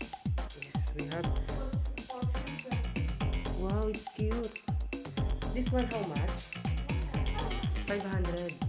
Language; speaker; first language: English; non-native, local second language; Filipino